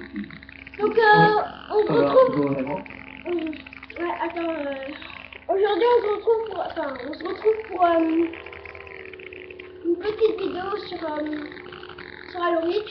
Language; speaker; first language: French; native; French